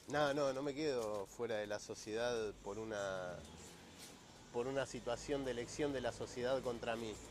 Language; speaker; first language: Spanish; native; Spanish